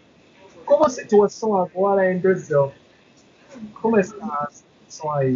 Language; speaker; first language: Portuguese; non-native, learner; English